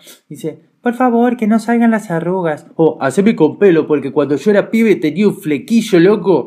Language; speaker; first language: Spanish; native; Spanish